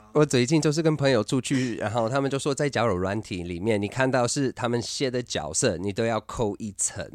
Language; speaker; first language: Chinese; non-native, fluent; English